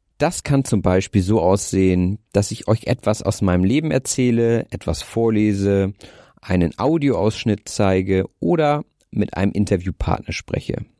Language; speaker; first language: German; native; German